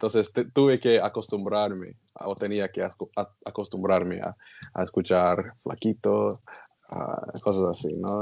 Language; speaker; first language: Spanish; non-native, learner; English